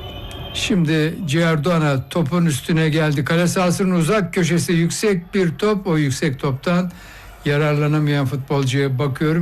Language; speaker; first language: Turkish; native; Turkish